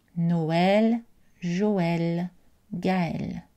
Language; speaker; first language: French; native; French